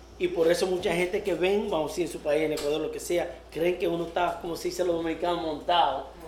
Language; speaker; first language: Spanish; early bilingual, heritage; Spanish